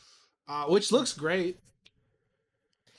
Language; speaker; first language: English; native; English